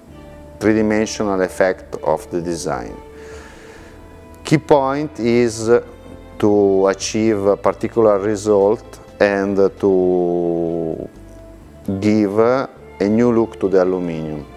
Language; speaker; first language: English; non-native, fluent; Italian